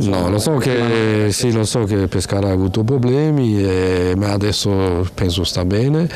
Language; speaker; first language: Italian; non-native, learner; Danish